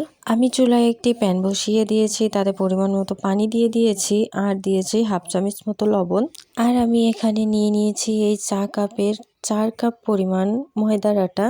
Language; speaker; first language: Bangla; native; Bangla